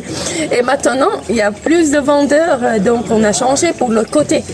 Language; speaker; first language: French; non-native, fluent; Thai